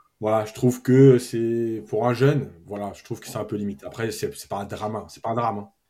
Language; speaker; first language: French; native; French